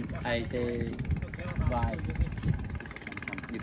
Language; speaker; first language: English; non-native, learner; Khmer